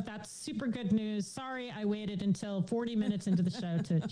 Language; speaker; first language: English; native; English